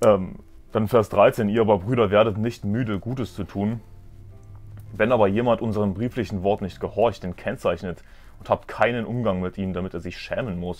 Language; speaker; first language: German; native; German